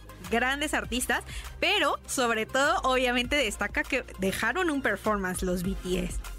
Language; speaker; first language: Spanish; native; Spanish